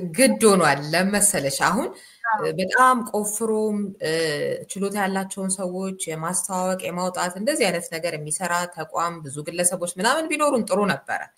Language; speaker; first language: Amharic; native; Amharic